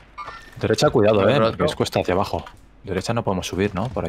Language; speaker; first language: Spanish; native; Spanish